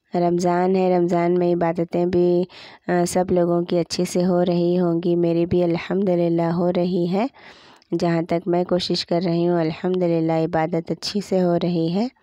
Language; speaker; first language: Hindi; native; Hindi